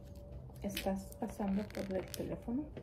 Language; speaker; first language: Spanish; native; Spanish